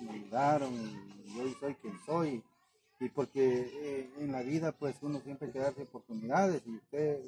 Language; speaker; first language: Spanish; native; Spanish